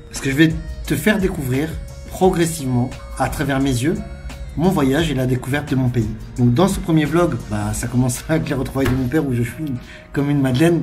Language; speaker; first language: French; native; French